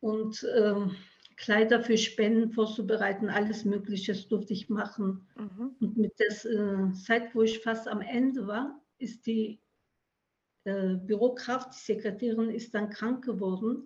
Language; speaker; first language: German; early bilingual, other home language; Turkish